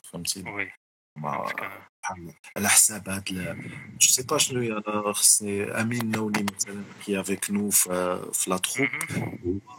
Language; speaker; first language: French; non-native, local second language; Arabic